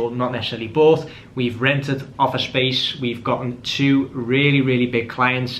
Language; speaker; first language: English; native; English